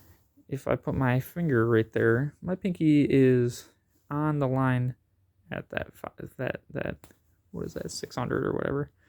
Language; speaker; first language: English; native; English